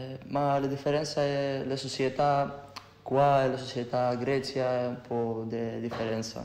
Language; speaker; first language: Italian; non-native, learner; Greek